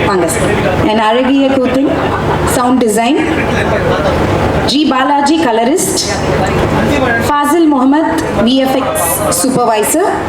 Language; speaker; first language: Tamil; native; Tamil